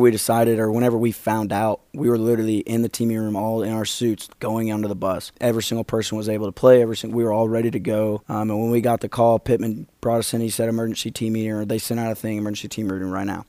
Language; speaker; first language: English; native; English